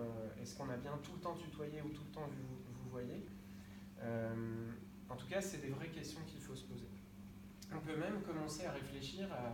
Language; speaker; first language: French; native; French